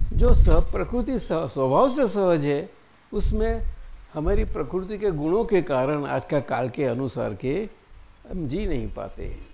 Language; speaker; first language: Hindi; non-native, local second language; Gujarati